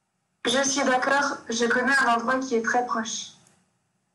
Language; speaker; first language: French; non-native, learner; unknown